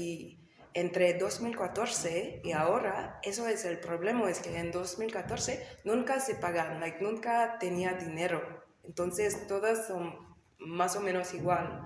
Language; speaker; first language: Spanish; non-native, learner; English